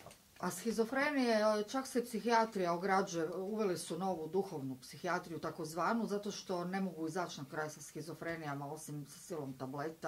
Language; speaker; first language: Croatian; native; Croatian